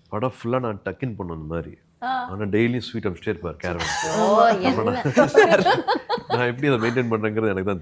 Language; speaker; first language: Tamil; native; Tamil